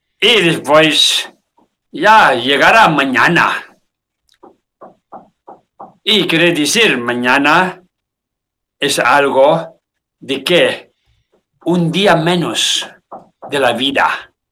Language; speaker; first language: Spanish; non-native, learner; Tibetan